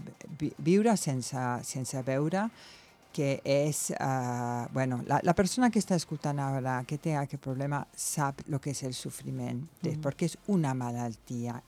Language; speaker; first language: Catalan; non-native, local second language; Spanish